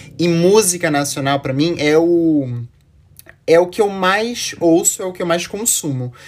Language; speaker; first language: Portuguese; native; Portuguese